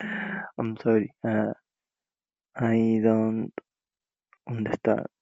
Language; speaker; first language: English; non-native, learner; Spanish